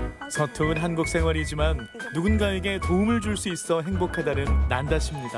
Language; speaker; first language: Korean; native; Korean